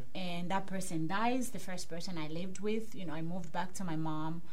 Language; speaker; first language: English; non-native, local second language; Bemba